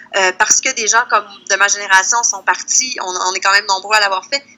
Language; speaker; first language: French; native; French